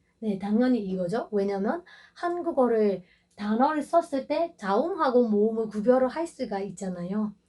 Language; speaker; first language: Korean; non-native, fluent; Burmese